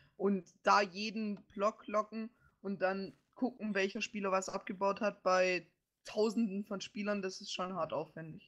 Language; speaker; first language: German; native; German